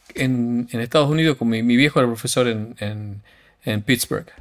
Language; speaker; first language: Spanish; native; Spanish